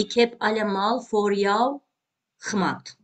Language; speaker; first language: Dutch; non-native, learner; Turkish